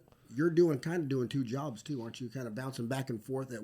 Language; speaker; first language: English; native; English